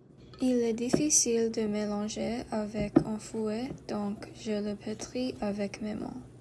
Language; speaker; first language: French; non-native, learner; English